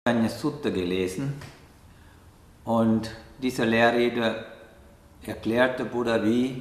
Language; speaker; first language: German; non-native, fluent; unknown